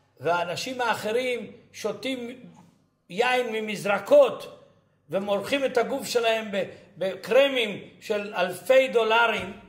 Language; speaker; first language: Hebrew; early bilingual, other home language; Ladino